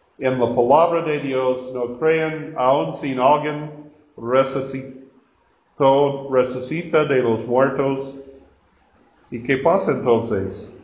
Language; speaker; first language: Spanish; non-native, learner; English